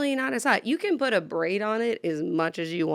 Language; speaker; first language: English; native; English